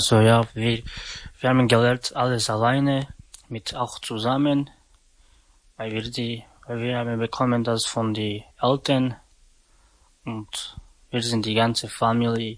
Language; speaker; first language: German; non-native, learner; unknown